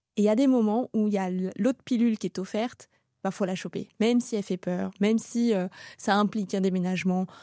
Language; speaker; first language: French; early bilingual, other home language; Tamil